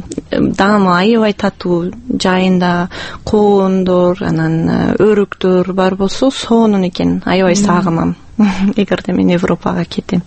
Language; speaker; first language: Kyrgyz; non-native, fluent; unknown